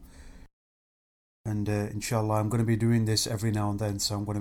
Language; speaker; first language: English; native; English